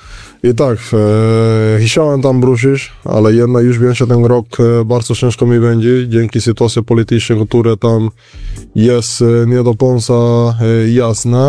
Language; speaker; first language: Polish; non-native, fluent; Spanish